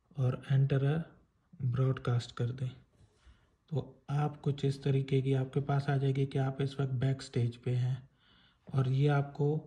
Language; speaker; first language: Urdu; non-native, local second language; Sindhi